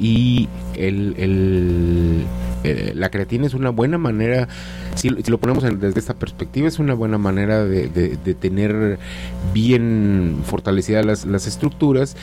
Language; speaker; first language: Spanish; native; Spanish